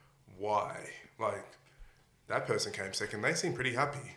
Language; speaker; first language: English; native; English